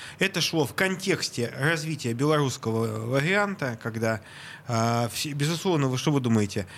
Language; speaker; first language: Russian; native; Russian